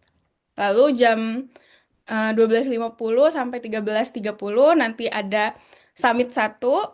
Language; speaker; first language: Indonesian; native; Indonesian